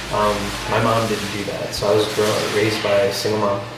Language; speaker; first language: English; native; English